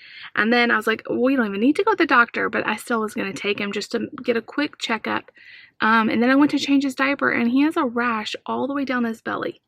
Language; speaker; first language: English; native; English